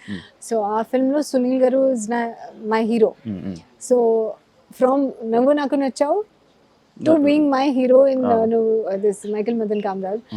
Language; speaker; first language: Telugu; non-native, learner; Hindi